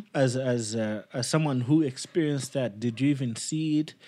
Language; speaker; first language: English; non-native, local second language; Nyanja